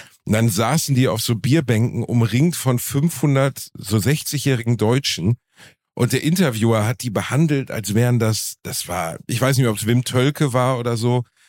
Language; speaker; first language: German; native; German